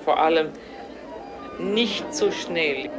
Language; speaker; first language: German; non-native, fluent; Swedish